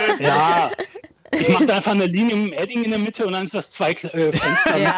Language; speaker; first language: German; early bilingual, other home language; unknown